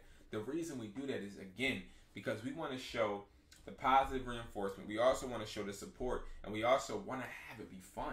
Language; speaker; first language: English; native; English